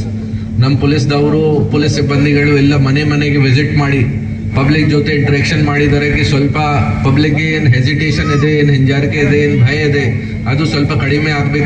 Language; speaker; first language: Kannada; non-native, learner; Hindi